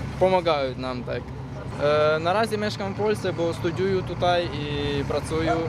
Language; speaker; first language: Polish; non-native, learner; Ukrainian